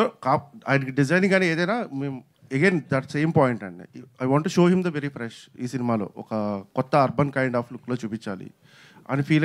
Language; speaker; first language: Telugu; native; Telugu